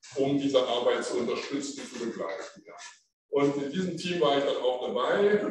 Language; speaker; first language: German; early bilingual, other home language; French